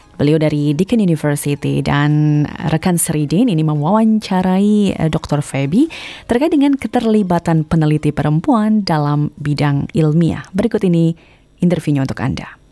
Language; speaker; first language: Indonesian; native; Indonesian